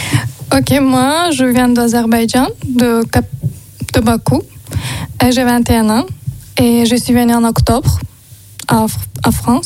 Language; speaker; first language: French; non-native, learner; Azerbaijani